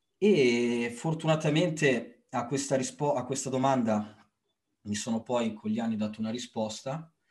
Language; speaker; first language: Italian; early bilingual, other home language; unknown